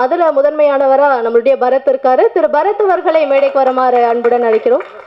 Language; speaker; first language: Tamil; native; Tamil